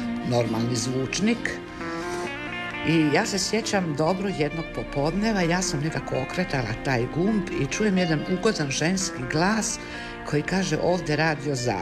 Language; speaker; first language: Croatian; native; Croatian